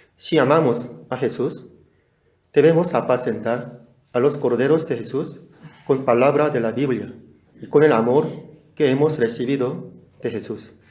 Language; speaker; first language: Spanish; non-native, fluent; Korean